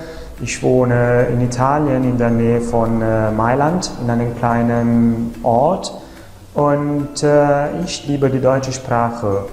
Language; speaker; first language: German; non-native, fluent; Italian